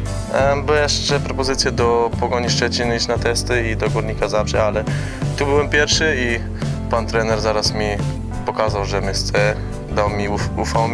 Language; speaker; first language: Polish; early bilingual, heritage; Polish